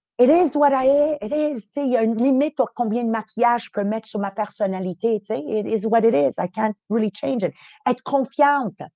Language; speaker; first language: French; early bilingual, other home language; Italian